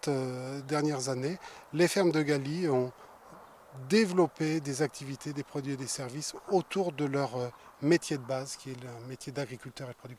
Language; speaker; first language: French; native; French